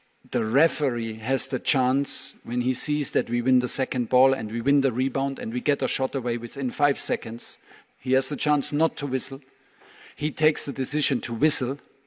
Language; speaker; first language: English; non-native, fluent; German